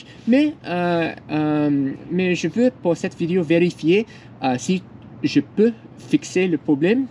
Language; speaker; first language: French; non-native, learner; English